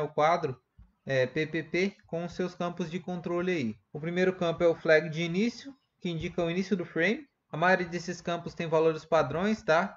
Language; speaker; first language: Portuguese; native; Portuguese